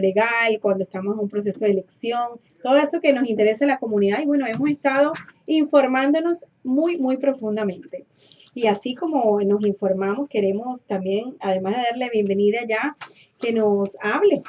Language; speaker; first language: Spanish; native; Spanish